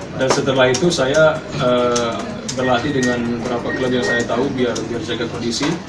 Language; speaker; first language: Indonesian; early bilingual, heritage; Indonesian